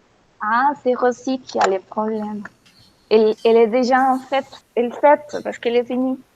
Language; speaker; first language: French; non-native, fluent; Spanish